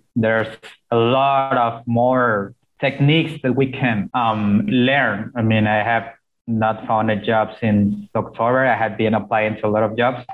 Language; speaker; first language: English; non-native, fluent; Spanish